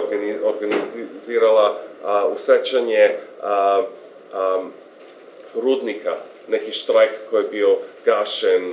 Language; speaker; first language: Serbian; non-native, fluent; English